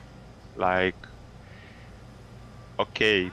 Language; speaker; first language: English; non-native, fluent; Romanian